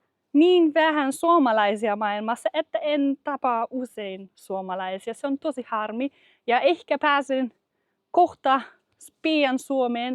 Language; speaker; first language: Finnish; non-native, fluent; German